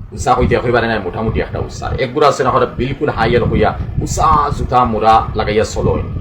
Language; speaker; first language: Bangla; native; Bangla